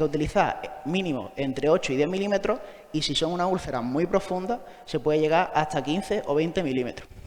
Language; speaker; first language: Spanish; native; Spanish